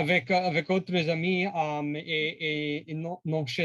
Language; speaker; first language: French; non-native, learner; English